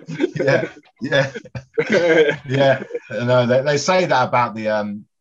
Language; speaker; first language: English; native; English